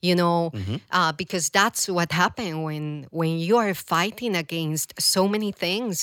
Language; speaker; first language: English; non-native, fluent; Spanish